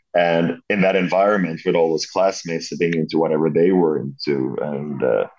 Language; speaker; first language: English; non-native, fluent; Swedish